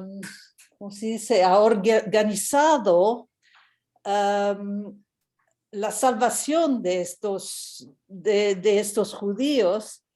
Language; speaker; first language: Spanish; non-native, fluent; English